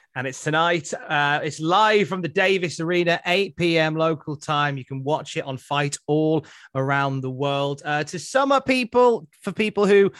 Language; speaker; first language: English; native; English